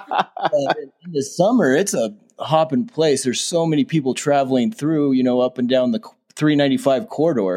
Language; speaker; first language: English; native; English